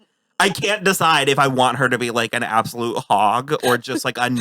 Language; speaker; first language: English; native; English